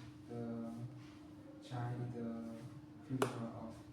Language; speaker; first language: English; non-native, learner; Vietnamese